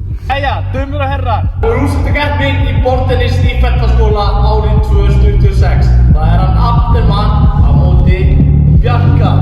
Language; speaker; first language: Icelandic; non-native, local second language; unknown